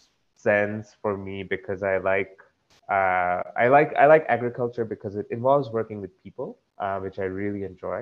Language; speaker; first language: English; non-native, local second language; Marathi